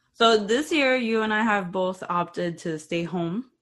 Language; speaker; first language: English; early bilingual, other home language; Spanish